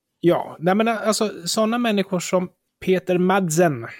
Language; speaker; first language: Swedish; native; Swedish